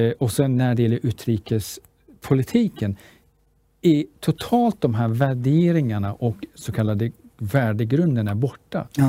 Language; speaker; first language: Swedish; early bilingual, other home language; Persian